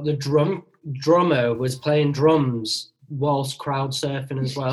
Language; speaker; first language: English; native; English